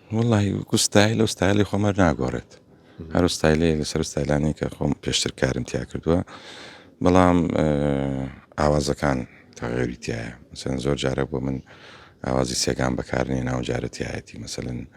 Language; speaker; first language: Central Kurdish; non-native, local second language; Gurani